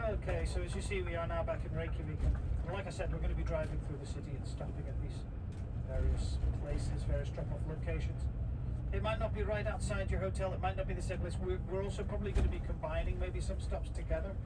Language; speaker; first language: English; non-native, fluent; Icelandic